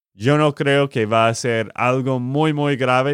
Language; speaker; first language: Spanish; non-native, learner; English